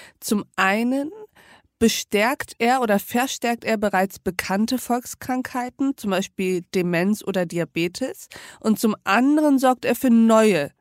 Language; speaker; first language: German; early bilingual, other home language; Turkish